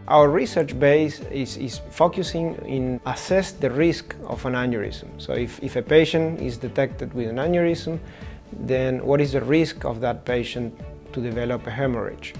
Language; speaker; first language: English; non-native, fluent; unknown